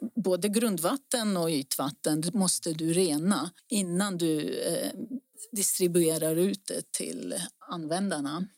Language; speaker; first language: Swedish; early bilingual, other home language; Greek